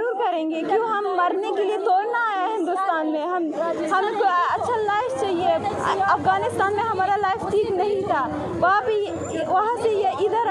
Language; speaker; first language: Hindi; non-native, fluent; Persian